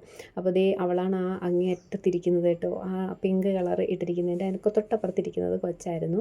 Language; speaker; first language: Malayalam; native; Malayalam